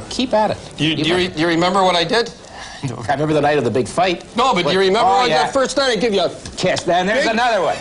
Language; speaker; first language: English; native; English